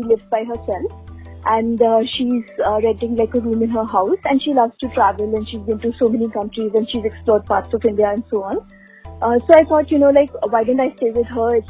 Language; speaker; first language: English; non-native, local second language; Hindi